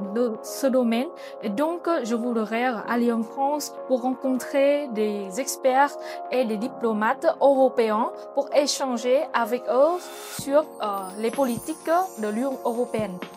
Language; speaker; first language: French; non-native, fluent; Vietnamese